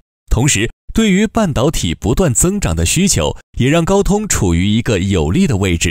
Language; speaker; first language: Chinese; native; Chinese